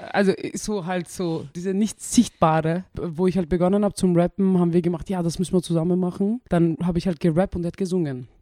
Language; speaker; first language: German; early bilingual, other home language; Turkish